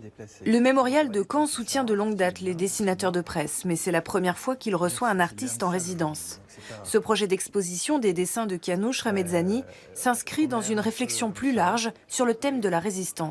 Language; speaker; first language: French; native; French